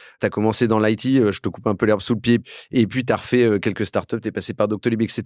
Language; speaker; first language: French; native; French